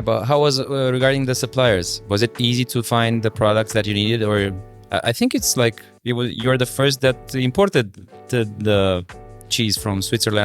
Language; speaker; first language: English; non-native, fluent; Romanian